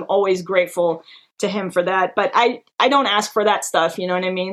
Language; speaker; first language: English; non-native, fluent; Hebrew